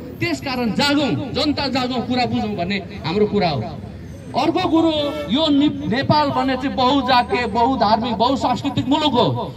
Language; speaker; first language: Nepali; non-native, local second language; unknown